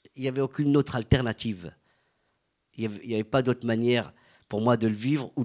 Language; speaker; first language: French; native; French